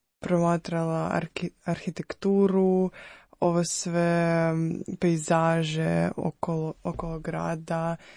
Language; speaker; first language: Croatian; non-native, fluent; Ukrainian